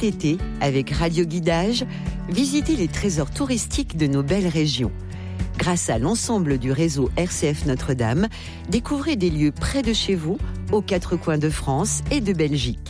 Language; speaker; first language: French; native; French